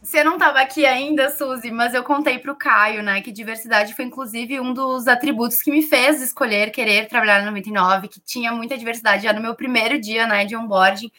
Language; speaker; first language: Portuguese; native; Portuguese